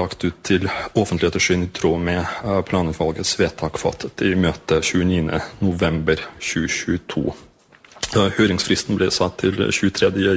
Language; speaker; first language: Norwegian; non-native, fluent; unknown